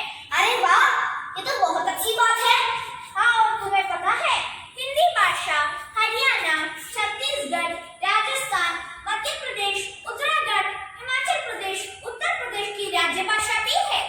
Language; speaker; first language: Hindi; non-native, local second language; Malayalam